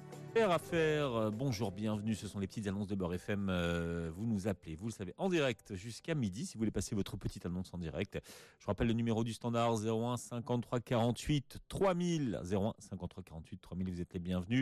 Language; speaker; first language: French; native; French